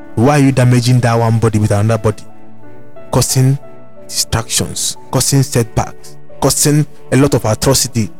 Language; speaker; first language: English; non-native, local second language; Igbo